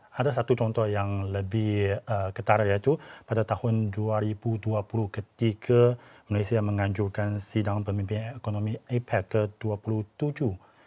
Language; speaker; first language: Malay; non-native, fluent; Chinese